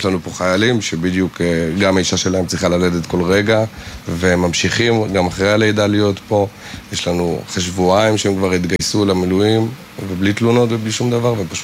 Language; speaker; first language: Hebrew; native; Hebrew